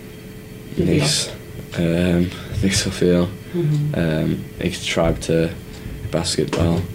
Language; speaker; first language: German; non-native, learner; English